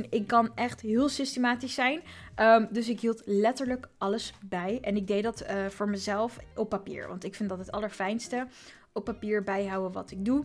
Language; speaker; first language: Dutch; native; Dutch